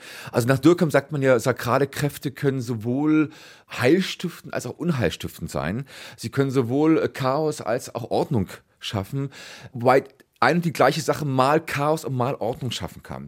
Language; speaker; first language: German; native; German